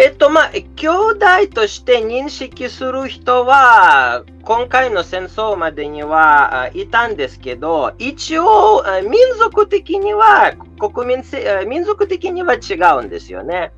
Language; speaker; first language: Japanese; non-native, fluent; Russian